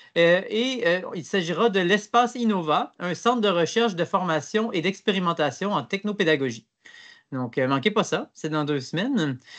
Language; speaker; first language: French; native; French